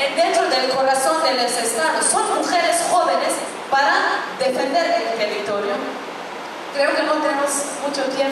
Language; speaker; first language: Spanish; non-native, fluent; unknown